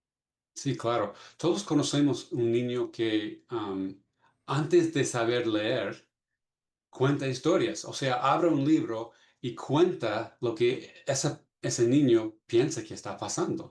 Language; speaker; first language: Spanish; non-native, fluent; English